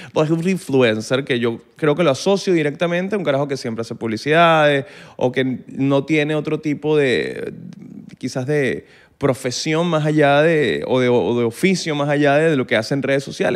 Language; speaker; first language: Spanish; native; Spanish